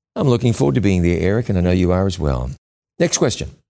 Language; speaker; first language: English; native; English